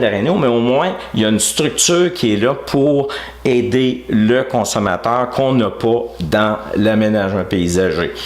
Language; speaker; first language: French; native; French